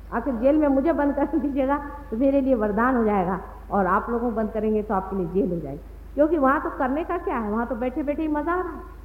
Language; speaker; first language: Hindi; non-native, local second language; Marathi